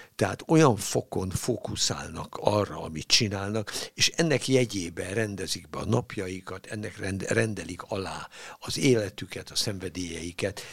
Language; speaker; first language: Hungarian; native; Hungarian